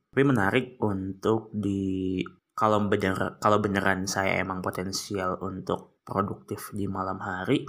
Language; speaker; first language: Indonesian; non-native, local second language; Sundanese